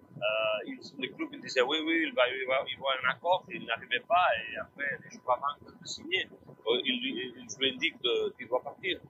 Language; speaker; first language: French; non-native, learner; Spanish